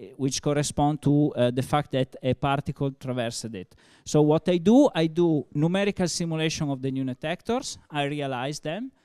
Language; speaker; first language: English; non-native, fluent; Italian